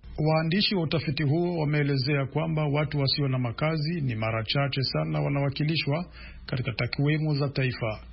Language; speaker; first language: Swahili; non-native, local second language; Rundi